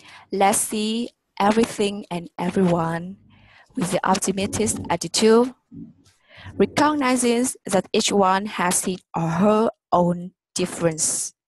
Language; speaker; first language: English; non-native, learner; Vietnamese